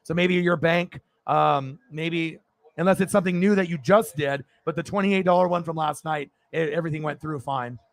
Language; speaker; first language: English; native; English